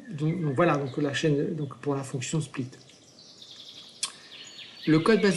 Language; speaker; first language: French; native; French